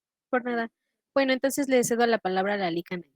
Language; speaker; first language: Spanish; native; Spanish